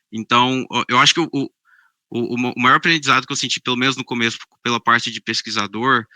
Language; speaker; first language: Portuguese; native; Portuguese